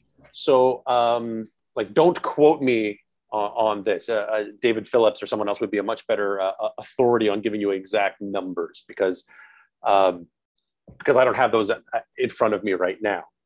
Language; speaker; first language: English; native; English